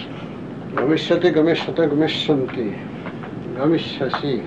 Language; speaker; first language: Russian; non-native, learner; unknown